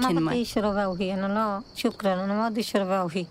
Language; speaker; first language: Arabic; non-native, learner; Bangla